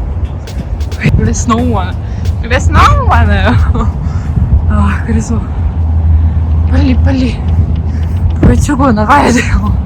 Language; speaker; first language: Korean; non-native, learner; Ukrainian